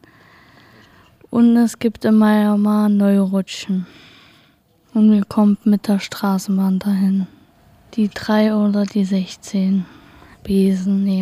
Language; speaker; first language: German; native; German